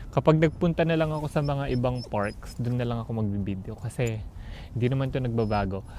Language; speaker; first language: Filipino; native; Filipino